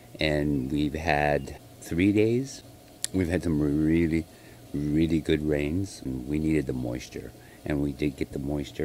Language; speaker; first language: English; native; English